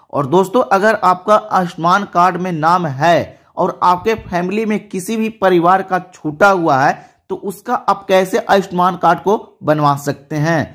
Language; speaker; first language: Hindi; native; Hindi